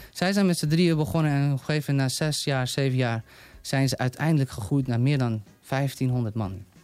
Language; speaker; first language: Dutch; non-native, fluent; Persian